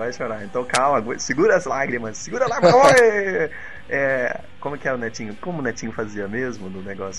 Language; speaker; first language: Portuguese; native; Portuguese